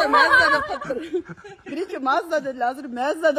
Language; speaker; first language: Kyrgyz; native; Kyrgyz